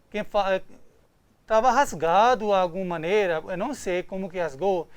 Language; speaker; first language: Portuguese; non-native, learner; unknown